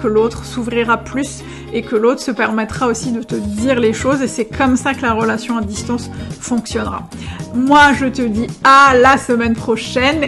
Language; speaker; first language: French; native; French